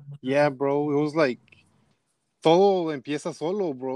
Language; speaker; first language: English; early bilingual, other home language; Spanish